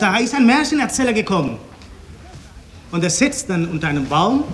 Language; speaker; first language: German; non-native, fluent; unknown